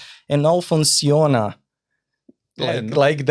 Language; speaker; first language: Portuguese; non-native, fluent; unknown